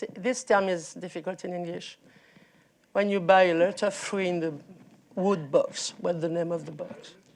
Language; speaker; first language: English; non-native, learner; French